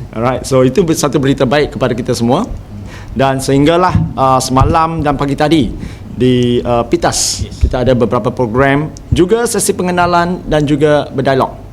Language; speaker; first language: Malay; non-native, local second language; Chinese